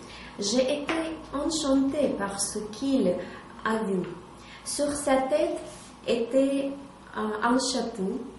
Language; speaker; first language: French; non-native, learner; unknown